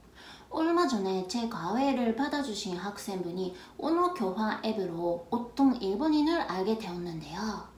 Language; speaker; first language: Korean; non-native, fluent; Japanese